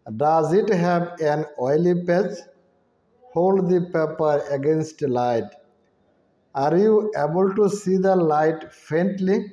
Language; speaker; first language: English; non-native, local second language; Bangla